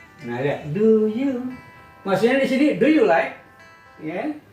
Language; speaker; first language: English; non-native, fluent; Indonesian